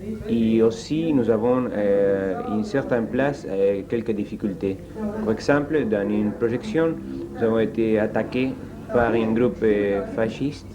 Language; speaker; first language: French; non-native, learner; Spanish